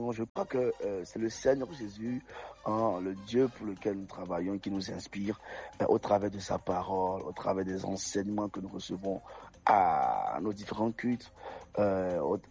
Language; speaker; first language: French; non-native, local second language; Ewe